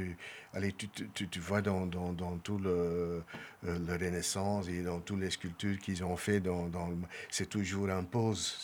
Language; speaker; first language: French; non-native, local second language; Dutch